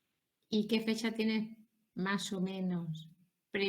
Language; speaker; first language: Spanish; native; Spanish